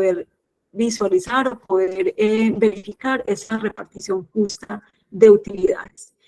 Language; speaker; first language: Spanish; native; Spanish